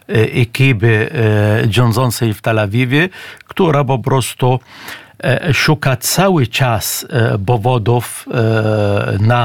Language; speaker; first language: Polish; non-native, fluent; Arabic